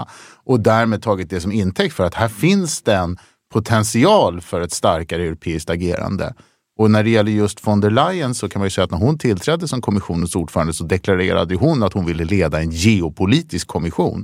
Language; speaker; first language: Swedish; native; Swedish